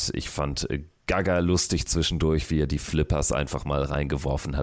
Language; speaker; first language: German; native; German